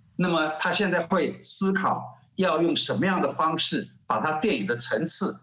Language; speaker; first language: Chinese; native; Chinese